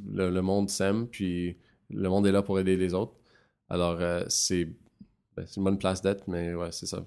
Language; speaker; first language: French; non-native, local second language; English